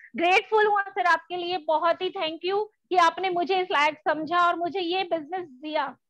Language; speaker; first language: Hindi; native; Hindi